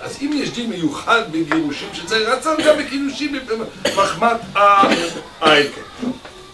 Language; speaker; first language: Hebrew; non-native, fluent; French